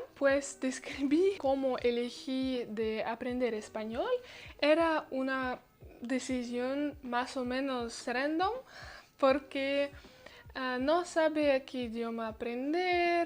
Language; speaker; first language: Spanish; non-native, learner; Russian